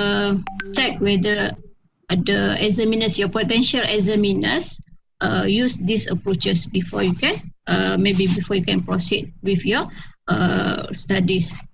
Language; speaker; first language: English; non-native, fluent; Malay